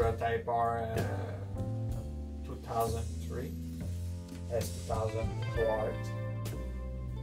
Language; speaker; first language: English; non-native, learner; French